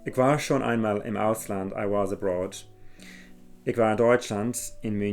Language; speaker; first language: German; non-native, fluent; English